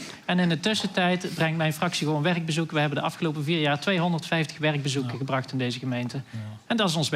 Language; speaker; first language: Dutch; native; Dutch